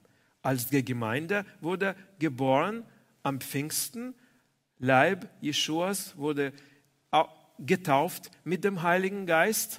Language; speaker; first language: German; non-native, fluent; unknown